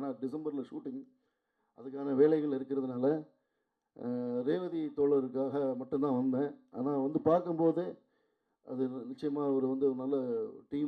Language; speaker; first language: Tamil; native; Tamil